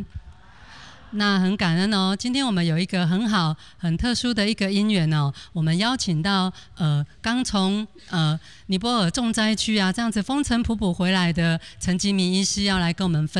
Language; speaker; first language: Chinese; native; Chinese